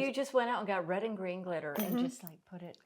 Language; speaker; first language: English; native; English